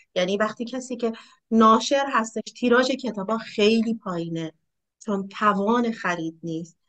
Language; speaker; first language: Persian; native; Persian